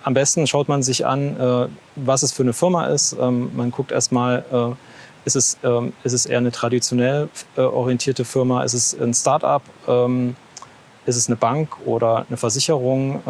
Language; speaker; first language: German; native; German